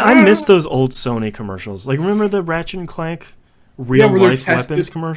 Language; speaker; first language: English; native; English